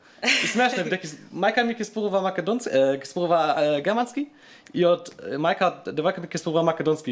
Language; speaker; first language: Macedonian; non-native, learner; German